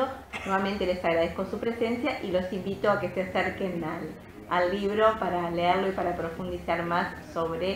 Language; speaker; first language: Spanish; native; Spanish